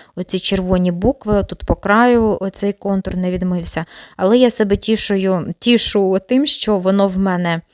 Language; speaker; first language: Ukrainian; non-native, local second language; Russian